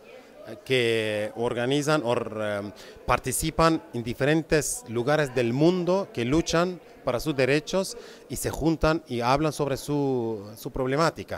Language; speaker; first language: Spanish; non-native, fluent; Kurdish